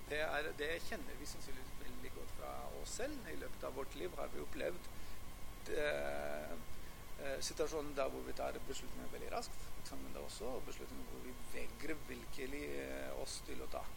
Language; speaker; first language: Norwegian; non-native, fluent; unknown